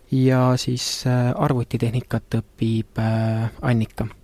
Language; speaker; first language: Estonian; native; Estonian